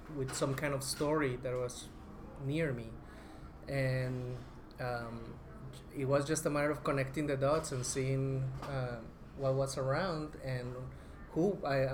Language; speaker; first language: English; non-native, fluent; Spanish